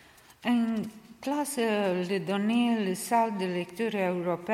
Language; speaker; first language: French; non-native, learner; Serbian